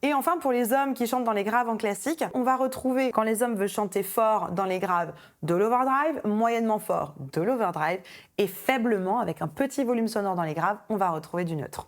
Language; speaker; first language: French; native; French